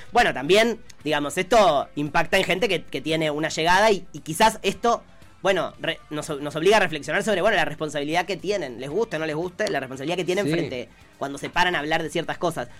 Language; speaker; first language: Spanish; native; Spanish